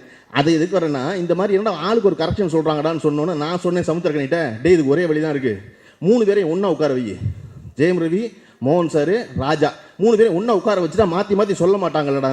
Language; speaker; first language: Tamil; native; Tamil